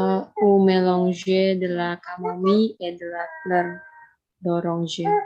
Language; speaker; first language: French; non-native, learner; Indonesian